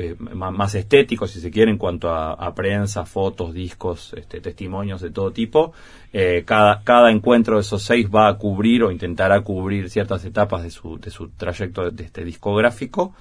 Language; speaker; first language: Spanish; native; Spanish